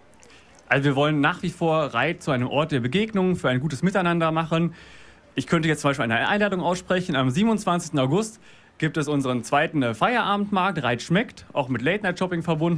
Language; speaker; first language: German; native; German